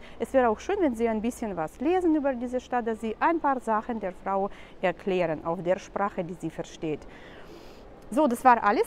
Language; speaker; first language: German; non-native, fluent; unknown